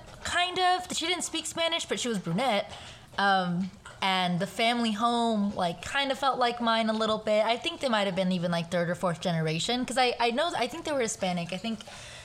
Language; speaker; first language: English; native; English